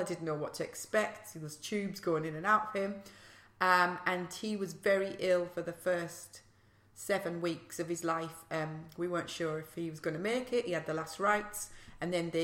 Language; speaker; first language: English; native; English